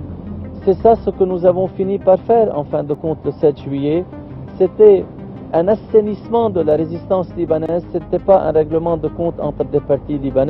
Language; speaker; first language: French; non-native, local second language; Arabic